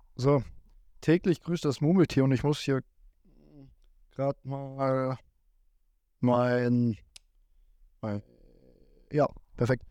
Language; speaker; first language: German; native; German